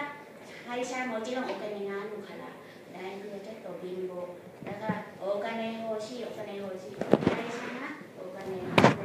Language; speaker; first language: Japanese; non-native, fluent; Thai